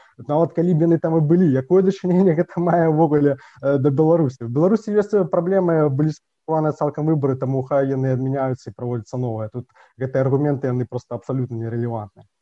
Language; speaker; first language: Belarusian; native; Belarusian